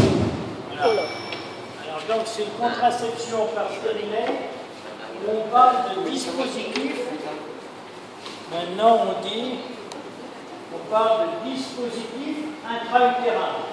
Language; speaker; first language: French; native; French